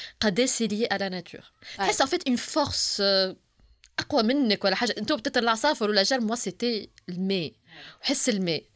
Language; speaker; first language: French; non-native, local second language; Arabic